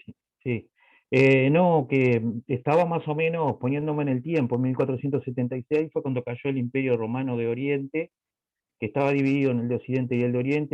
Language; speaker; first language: Spanish; native; Spanish